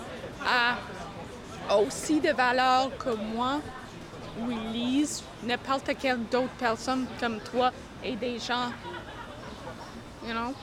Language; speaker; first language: French; non-native, local second language; English